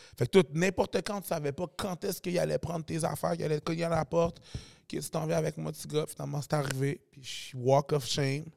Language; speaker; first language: French; native; French